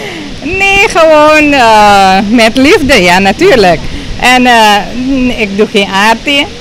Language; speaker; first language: Dutch; non-native, local second language; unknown